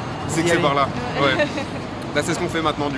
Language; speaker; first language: French; native; French